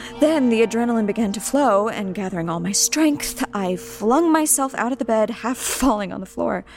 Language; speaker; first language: English; native; English